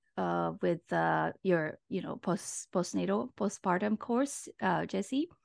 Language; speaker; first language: English; non-native, fluent; Japanese